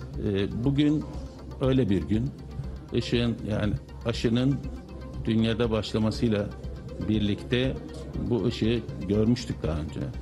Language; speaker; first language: Turkish; native; Turkish